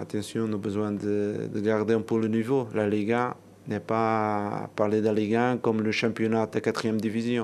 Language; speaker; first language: French; non-native, learner; Portuguese